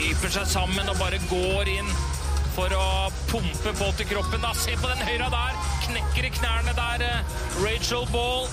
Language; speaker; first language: Norwegian; native; Norwegian